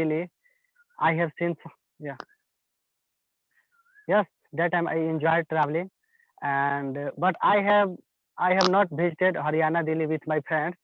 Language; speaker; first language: English; non-native, learner; Hindi